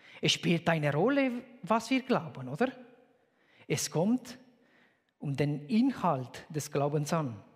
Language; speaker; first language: German; non-native, fluent; Romanian